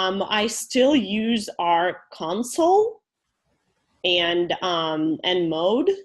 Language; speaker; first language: English; non-native, fluent; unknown